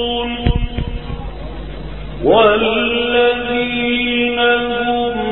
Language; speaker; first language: Arabic; native; Arabic